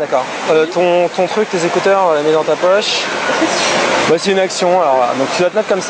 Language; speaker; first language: French; native; French